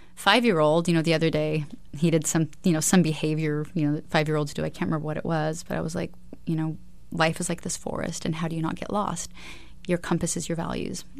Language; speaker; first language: English; native; English